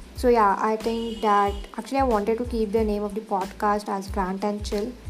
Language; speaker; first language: English; non-native, local second language; Hindi